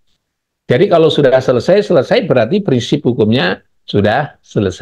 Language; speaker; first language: Indonesian; native; Indonesian